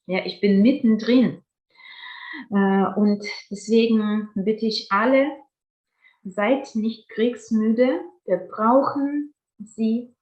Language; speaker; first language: German; non-native, fluent; Ukrainian